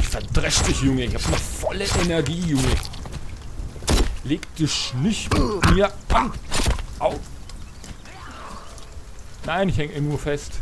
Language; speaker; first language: German; native; German